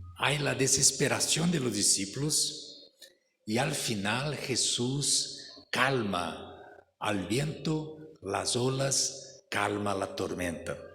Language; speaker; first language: Spanish; non-native, fluent; Portuguese